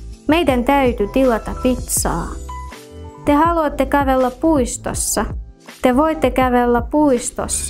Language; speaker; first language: Finnish; non-native, fluent; Russian